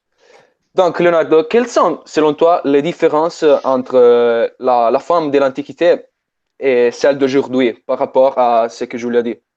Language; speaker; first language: French; non-native, fluent; Italian